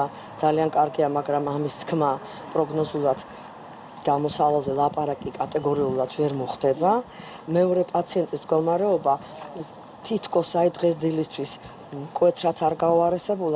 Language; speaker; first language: Georgian; native; Georgian